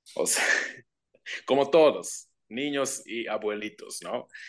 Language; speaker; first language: Spanish; non-native, fluent; Croatian